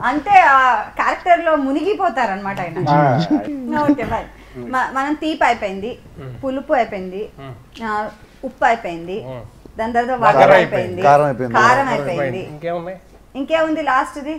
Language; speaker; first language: Telugu; native; Telugu